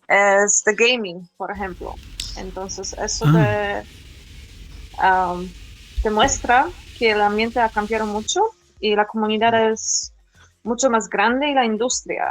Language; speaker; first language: Spanish; non-native, fluent; Polish